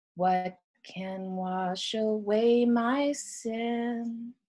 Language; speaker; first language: English; native; English